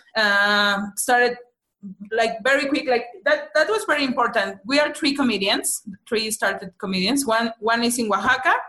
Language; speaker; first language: English; non-native, fluent; Spanish